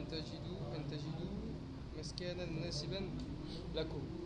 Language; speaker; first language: Arabic; non-native, learner; French